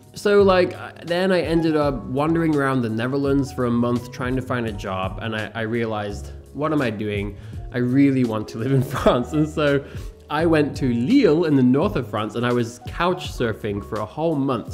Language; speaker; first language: English; native; English